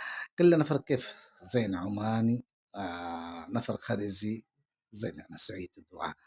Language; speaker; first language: Arabic; non-native, learner; Bangla